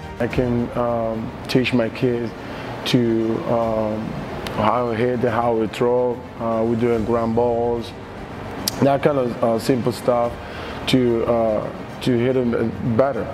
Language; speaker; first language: English; non-native, learner; Spanish